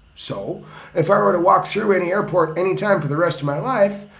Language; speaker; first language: English; native; English